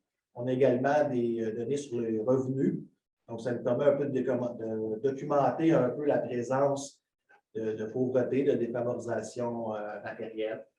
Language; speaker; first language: French; native; French